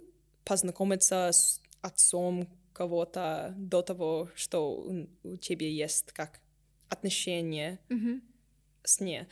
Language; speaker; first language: Russian; non-native, learner; English